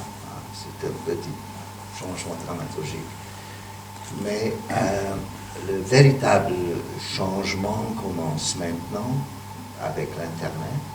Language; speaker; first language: French; non-native, fluent; Hungarian